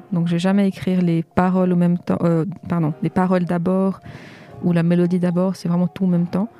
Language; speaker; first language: French; early bilingual, other home language; Portuguese